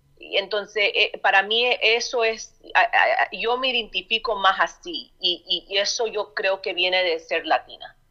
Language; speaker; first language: Spanish; early bilingual, heritage; Spanish